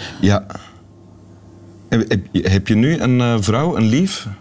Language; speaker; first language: Dutch; native; Dutch